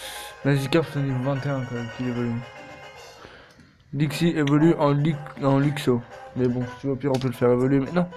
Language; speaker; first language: French; native; French